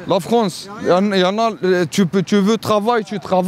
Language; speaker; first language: French; non-native, learner; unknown